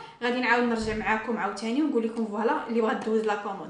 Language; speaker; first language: Arabic; native; Arabic